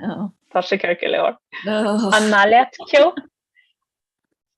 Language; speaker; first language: Irish; non-native, learner; English